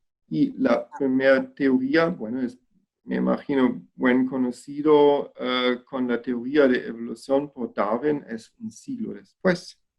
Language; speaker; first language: Spanish; non-native, fluent; German